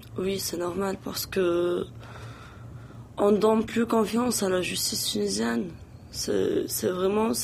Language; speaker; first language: French; non-native, local second language; Arabic